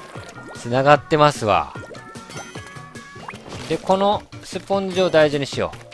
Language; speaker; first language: Japanese; native; Japanese